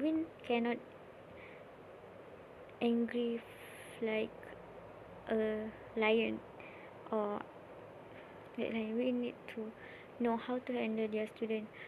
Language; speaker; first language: English; non-native, learner; Malay